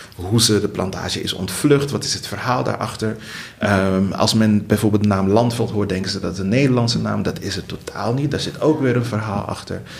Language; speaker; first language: Dutch; early bilingual, other home language; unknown